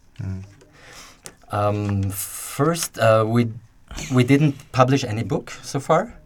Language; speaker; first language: English; non-native, fluent; German